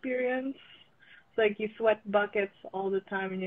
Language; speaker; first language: English; non-native, local second language; Filipino